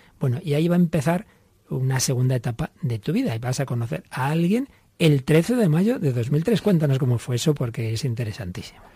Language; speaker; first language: Spanish; native; Spanish